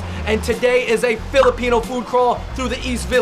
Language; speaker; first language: English; native; English